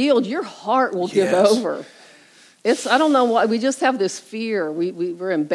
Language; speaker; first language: English; native; English